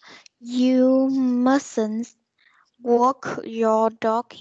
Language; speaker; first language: English; non-native, learner; Vietnamese